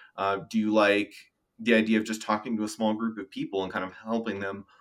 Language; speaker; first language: English; native; English